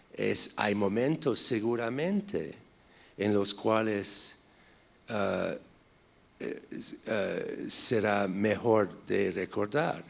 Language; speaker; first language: Spanish; non-native, fluent; English